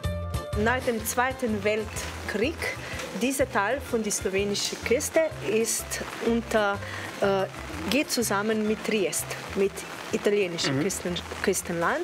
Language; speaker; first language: German; non-native, learner; Slovenian